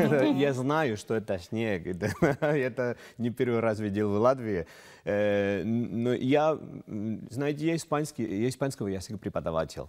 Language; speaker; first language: Russian; non-native, learner; Spanish